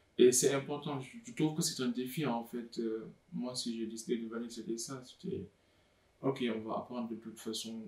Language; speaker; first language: French; non-native, local second language; Wolof